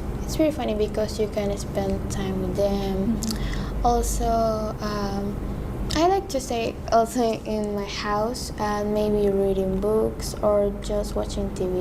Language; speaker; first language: English; non-native, learner; Spanish